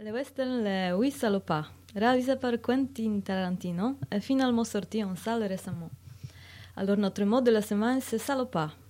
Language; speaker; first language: French; non-native, learner; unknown